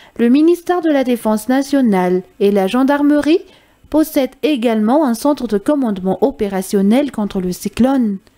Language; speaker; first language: French; non-native, local second language; Malagasy